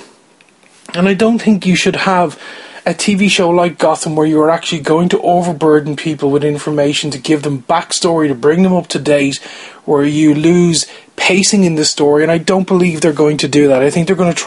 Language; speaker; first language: English; native; English